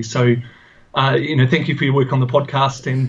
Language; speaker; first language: English; native; English